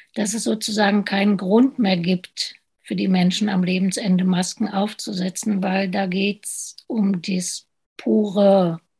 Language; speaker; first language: German; native; German